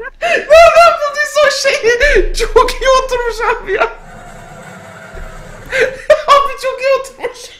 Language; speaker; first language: Turkish; native; Turkish